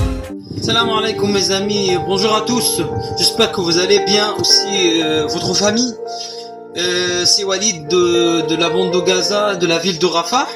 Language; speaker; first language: French; non-native, fluent; Arabic